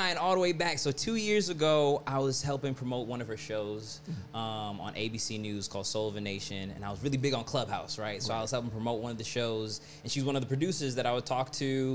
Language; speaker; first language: English; native; English